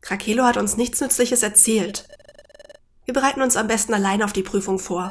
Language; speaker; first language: German; native; German